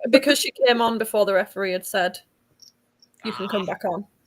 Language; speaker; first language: English; native; English